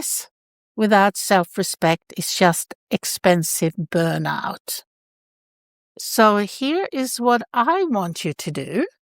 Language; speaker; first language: English; non-native, fluent; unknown